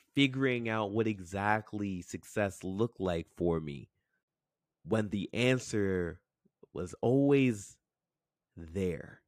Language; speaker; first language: English; native; English